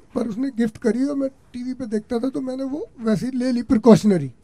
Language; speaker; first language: Hindi; native; Hindi